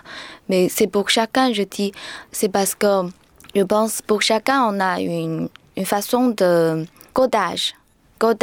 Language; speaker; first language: French; non-native, learner; Chinese